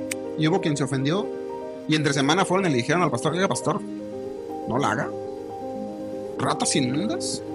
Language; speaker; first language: Spanish; native; Spanish